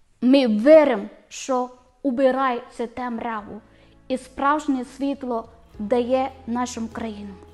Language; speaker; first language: Ukrainian; non-native, learner; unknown